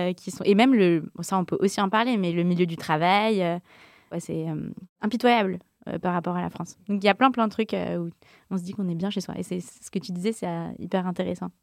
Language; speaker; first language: French; native; French